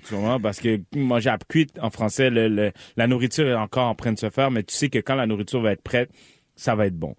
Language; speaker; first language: French; native; French